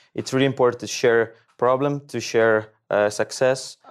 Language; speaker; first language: English; non-native, fluent; Italian